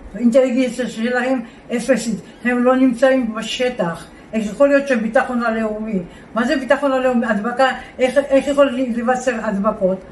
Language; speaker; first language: Hebrew; non-native, fluent; Georgian